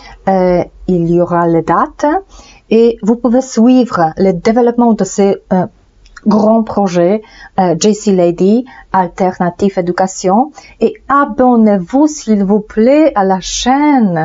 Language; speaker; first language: French; non-native, fluent; Polish